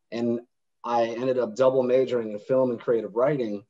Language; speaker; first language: English; native; English